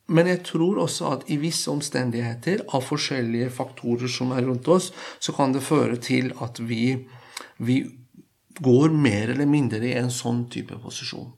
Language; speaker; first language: Norwegian; non-native, fluent; Persian